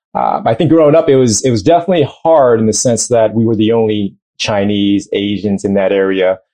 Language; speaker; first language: English; native; English